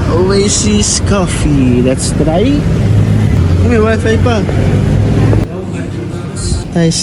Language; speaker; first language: English; non-native, local second language; Filipino